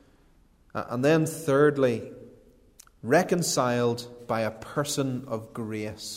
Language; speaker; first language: English; native; English